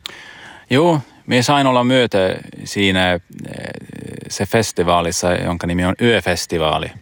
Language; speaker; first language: Finnish; non-native, learner; Swedish